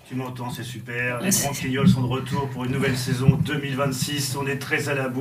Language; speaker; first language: French; native; French